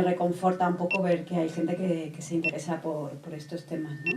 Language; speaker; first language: Spanish; native; Spanish